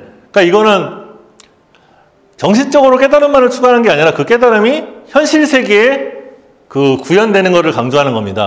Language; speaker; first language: Korean; native; Korean